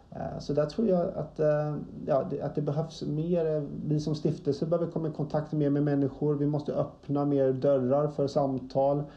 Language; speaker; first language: Swedish; native; Swedish